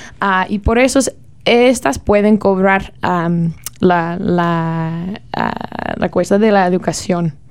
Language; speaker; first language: Spanish; non-native, learner; English